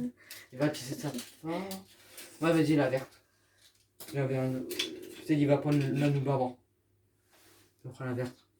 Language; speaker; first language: French; native; French